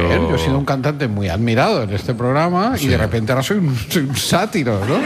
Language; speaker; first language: Spanish; native; Spanish